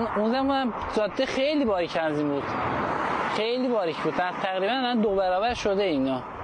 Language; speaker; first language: Persian; non-native, local second language; Azerbaijani